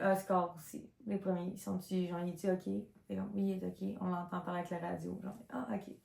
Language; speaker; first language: French; native; French